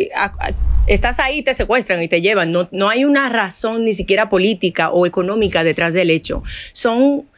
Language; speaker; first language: Spanish; non-native, fluent; Haitian Creole